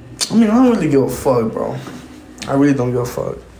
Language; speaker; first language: English; early bilingual, other home language; Spanish